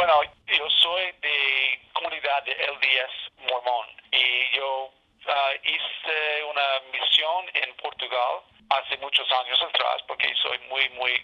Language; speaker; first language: Spanish; non-native, learner; English